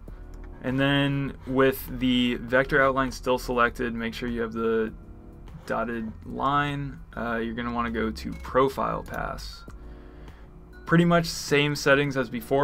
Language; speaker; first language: English; native; English